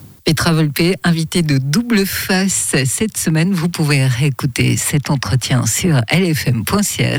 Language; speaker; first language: French; native; French